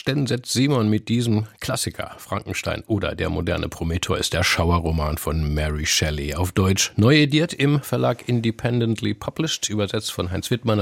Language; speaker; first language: German; native; German